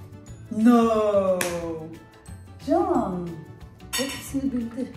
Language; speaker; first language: Turkish; early bilingual, heritage; Turkish